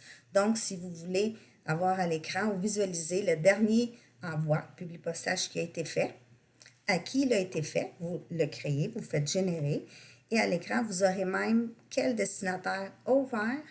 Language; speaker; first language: French; native; French